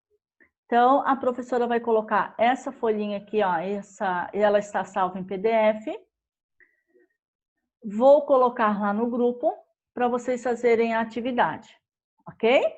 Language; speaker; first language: Portuguese; native; Portuguese